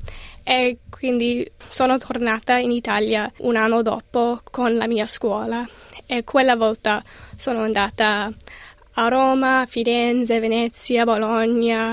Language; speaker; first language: Italian; non-native, learner; English